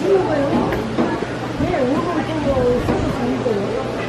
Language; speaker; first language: Korean; non-native, learner; English